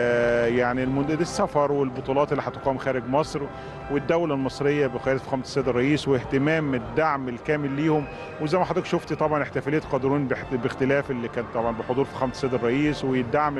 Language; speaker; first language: Arabic; native; Arabic